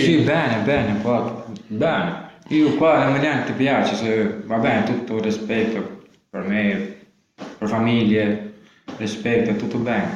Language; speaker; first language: Italian; non-native, learner; Albanian